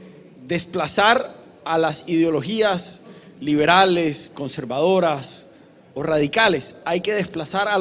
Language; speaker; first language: Spanish; native; Spanish